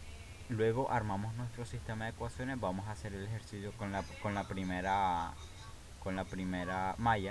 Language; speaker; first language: Spanish; native; Spanish